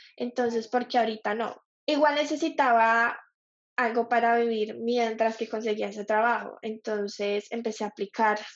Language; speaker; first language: Spanish; native; Spanish